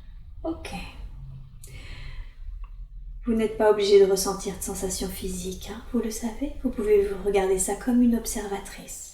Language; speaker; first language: French; native; French